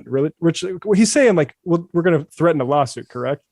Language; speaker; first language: English; native; English